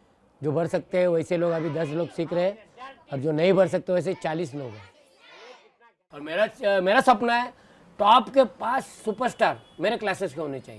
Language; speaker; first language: Hindi; native; Hindi